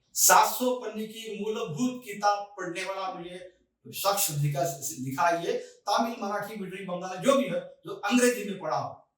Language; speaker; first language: Hindi; native; Hindi